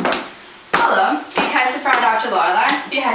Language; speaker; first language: German; non-native, learner; English